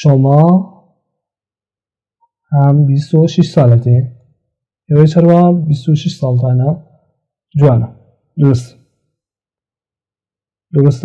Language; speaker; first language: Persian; non-native, fluent; Central Kurdish